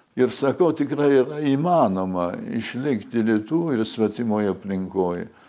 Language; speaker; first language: Lithuanian; early bilingual, heritage; Lithuanian